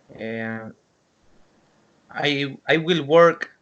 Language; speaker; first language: English; non-native, learner; Spanish